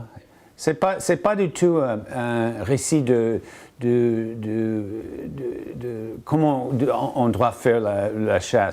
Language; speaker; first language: French; non-native, fluent; English